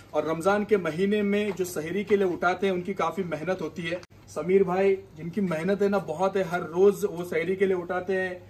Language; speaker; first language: Hindi; non-native, local second language; Konkani